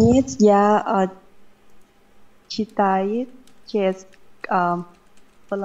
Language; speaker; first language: Russian; non-native, learner; Vietnamese